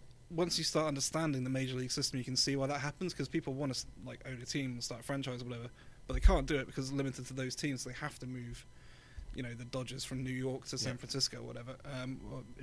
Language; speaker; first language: English; native; English